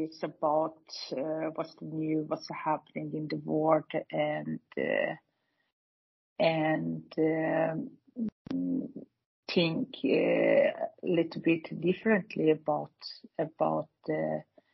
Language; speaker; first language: English; non-native, fluent; Persian